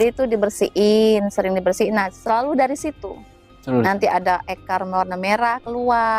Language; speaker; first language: Indonesian; native; Indonesian